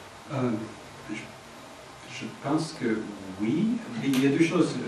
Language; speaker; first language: French; native; French